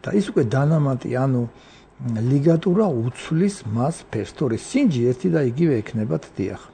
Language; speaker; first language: Georgian; native; Georgian